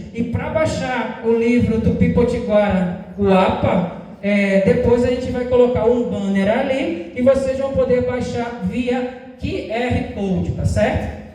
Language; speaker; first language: Portuguese; native; Portuguese